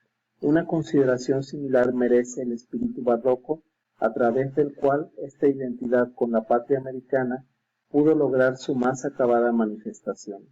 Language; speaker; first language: Spanish; native; Spanish